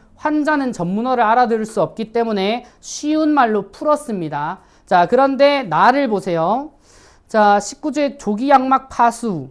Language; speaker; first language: Korean; native; Korean